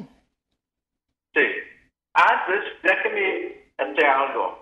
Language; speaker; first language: Spanish; non-native, fluent; English